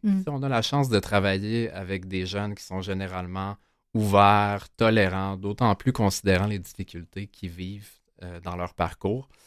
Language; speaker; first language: French; native; French